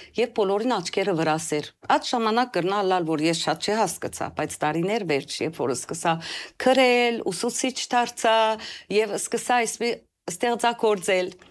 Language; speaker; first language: Armenian; early bilingual, heritage; Armenian